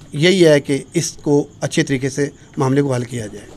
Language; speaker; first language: Urdu; native; Urdu